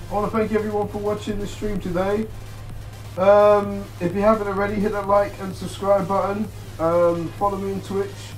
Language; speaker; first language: English; native; English